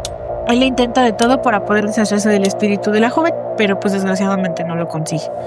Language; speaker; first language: Spanish; native; Spanish